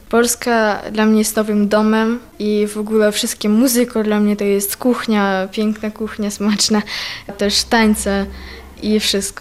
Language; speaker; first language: Polish; early bilingual, other home language; Ukrainian